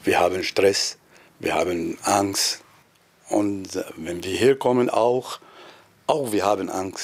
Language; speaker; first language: German; non-native, learner; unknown